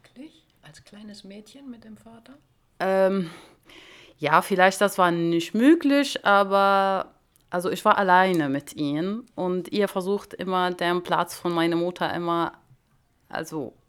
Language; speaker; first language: German; non-native, learner; Arabic